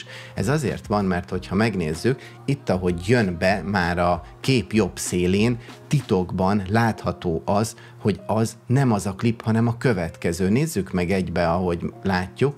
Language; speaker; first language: Hungarian; native; Hungarian